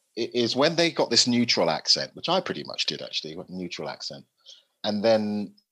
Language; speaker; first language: English; native; English